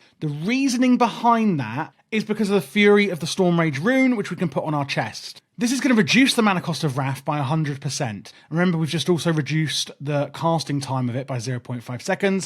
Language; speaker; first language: English; native; English